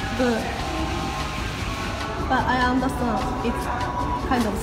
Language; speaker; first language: English; non-native, learner; Japanese